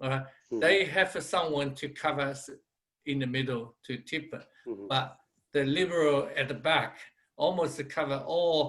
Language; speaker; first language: English; non-native, fluent; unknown